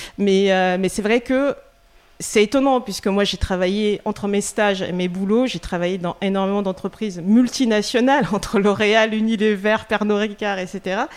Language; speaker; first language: French; non-native, local second language; Russian